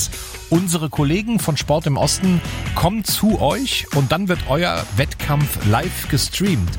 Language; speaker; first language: German; native; German